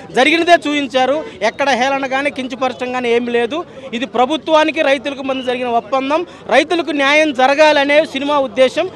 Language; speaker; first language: Telugu; native; Telugu